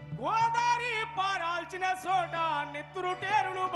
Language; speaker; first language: Telugu; native; Telugu